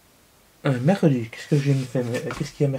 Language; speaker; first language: French; native; French